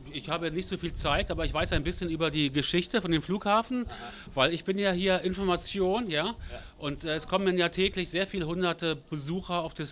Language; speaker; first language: German; native; German